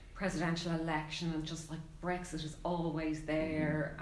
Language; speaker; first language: English; native; English